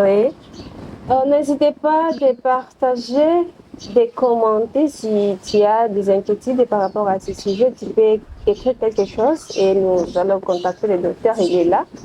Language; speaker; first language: French; non-native, local second language; Swahili